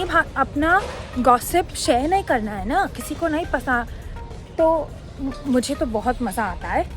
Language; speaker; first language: Hindi; non-native, local second language; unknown